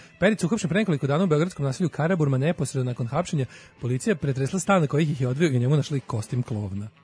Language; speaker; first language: Serbian; native; Serbian